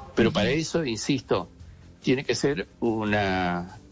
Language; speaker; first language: Spanish; native; Spanish